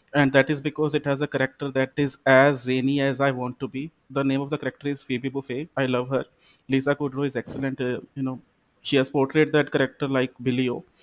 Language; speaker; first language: English; non-native, local second language; Punjabi